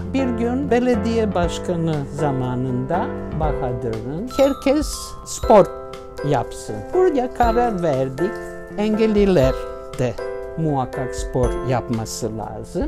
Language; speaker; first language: Turkish; non-native, fluent; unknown